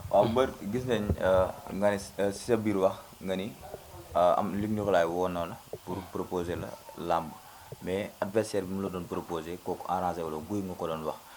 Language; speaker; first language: Wolof; native; Wolof